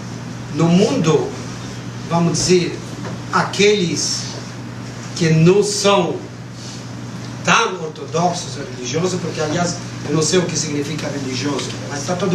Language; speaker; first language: Portuguese; non-native, fluent; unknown